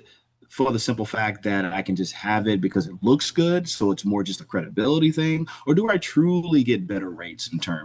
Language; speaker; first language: English; native; English